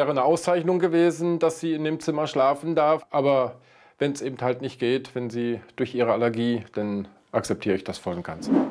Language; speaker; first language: German; native; German